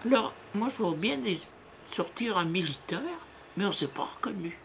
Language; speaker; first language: French; native; French